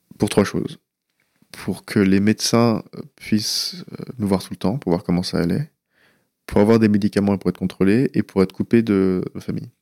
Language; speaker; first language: French; early bilingual, other home language; Persian